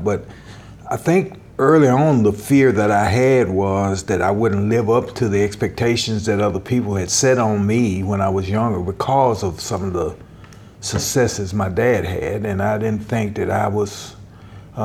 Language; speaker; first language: English; native; English